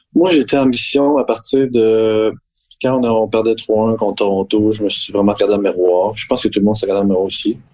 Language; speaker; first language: French; native; French